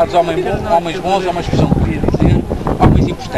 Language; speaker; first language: Portuguese; native; Portuguese